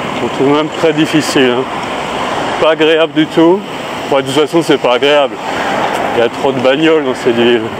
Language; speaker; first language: French; native; French